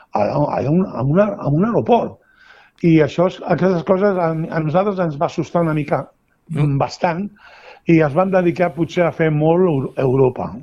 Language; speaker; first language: Catalan; non-native, local second language; Spanish